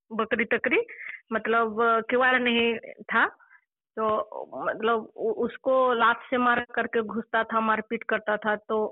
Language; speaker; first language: Hindi; non-native, local second language; Santali